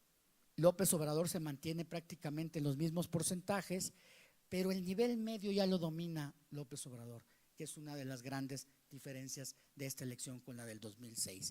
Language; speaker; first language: Spanish; native; Spanish